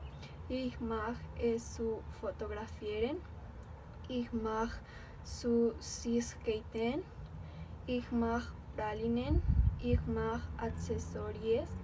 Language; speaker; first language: German; non-native, learner; Spanish